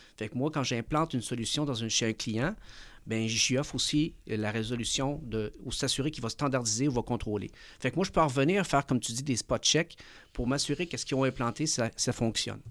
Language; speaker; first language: French; early bilingual, other home language; Spanish